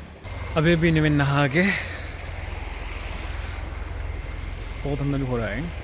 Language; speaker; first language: Hindi; non-native, local second language; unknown